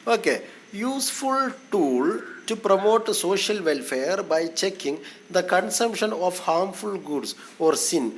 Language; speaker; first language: English; non-native, local second language; Malayalam